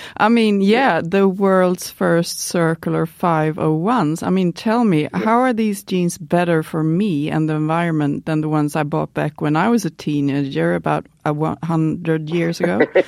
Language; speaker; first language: English; non-native, fluent; Swedish